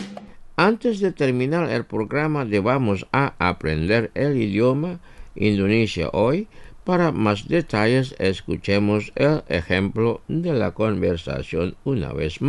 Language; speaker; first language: Spanish; non-native, fluent; Indonesian